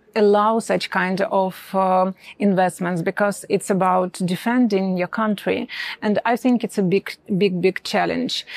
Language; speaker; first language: English; non-native, fluent; Ukrainian